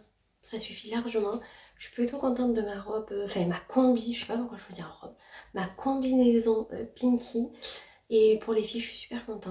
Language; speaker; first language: French; native; French